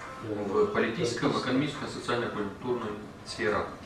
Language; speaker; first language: Russian; non-native, local second language; Romanian